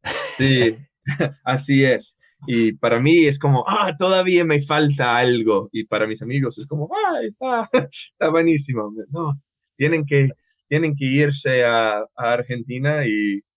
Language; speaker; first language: Spanish; non-native, fluent; English